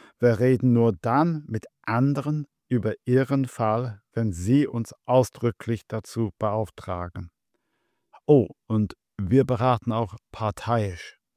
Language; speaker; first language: German; non-native, fluent; English